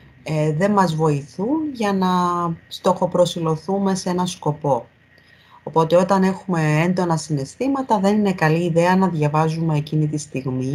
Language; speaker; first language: Greek; native; Greek